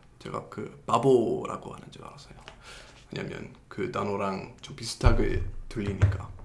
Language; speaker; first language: Korean; non-native, fluent; English